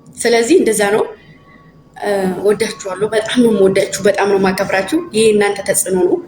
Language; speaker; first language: Amharic; native; Amharic